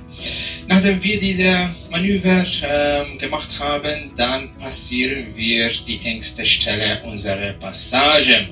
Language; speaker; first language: German; non-native, fluent; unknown